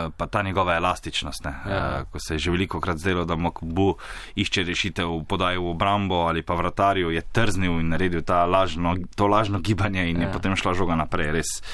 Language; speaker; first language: Slovenian; native; Slovenian